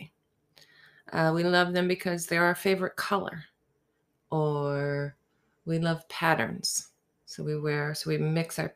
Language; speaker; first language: English; native; English